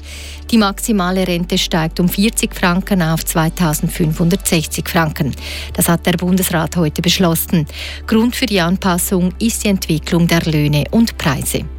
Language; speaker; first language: German; native; German